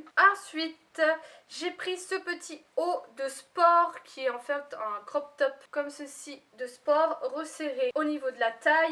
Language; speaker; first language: French; native; French